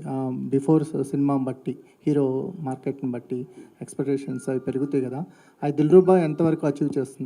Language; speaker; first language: Telugu; native; Telugu